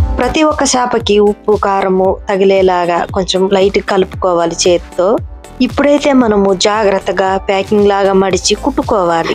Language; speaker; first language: Telugu; non-native, local second language; Koya